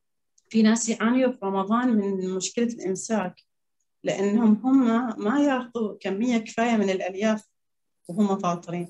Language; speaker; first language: Arabic; native; Arabic